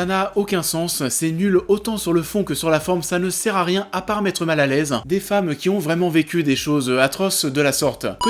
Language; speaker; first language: French; native; French